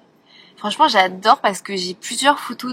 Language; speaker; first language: French; native; French